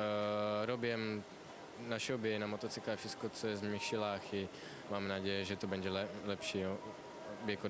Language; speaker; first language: Polish; non-native, learner; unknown